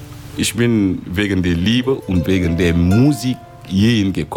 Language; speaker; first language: German; non-native, fluent; Wolof